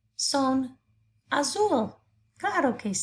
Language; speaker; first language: Spanish; non-native, fluent; English